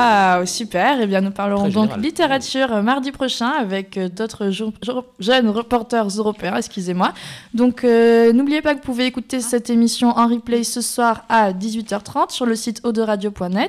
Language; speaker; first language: French; native; French